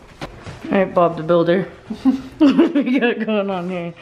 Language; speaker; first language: English; native; English